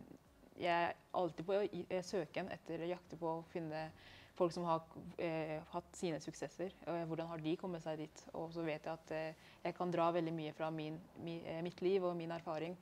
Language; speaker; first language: Norwegian; early bilingual, other home language; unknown